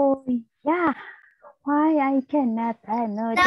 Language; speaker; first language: English; non-native, fluent; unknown